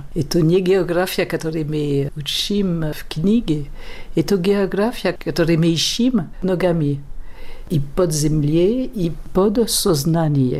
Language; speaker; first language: Russian; non-native, fluent; French